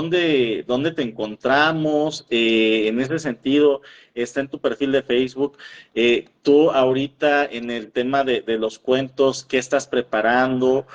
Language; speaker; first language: Spanish; native; Spanish